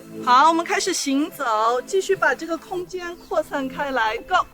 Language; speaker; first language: Chinese; native; Chinese